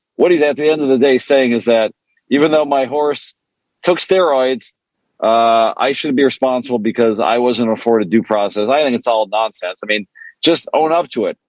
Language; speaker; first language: English; non-native, fluent; French